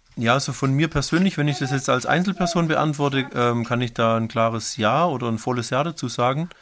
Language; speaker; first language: German; native; German